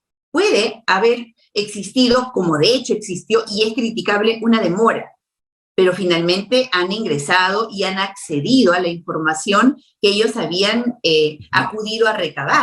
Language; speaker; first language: Spanish; native; Spanish